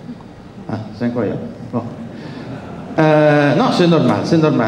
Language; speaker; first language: French; non-native, fluent; Spanish